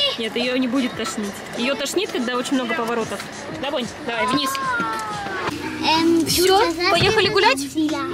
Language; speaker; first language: Russian; native; Russian